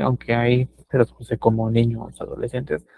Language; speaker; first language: Spanish; native; Spanish